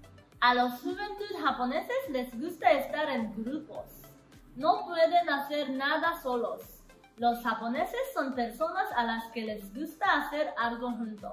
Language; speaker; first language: Spanish; non-native, learner; Japanese